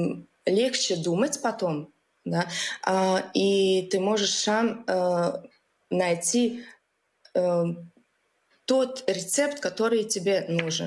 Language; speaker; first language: Russian; non-native, local second language; Latvian